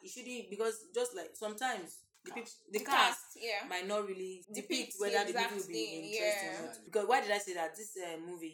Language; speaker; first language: English; non-native, local second language; Igbo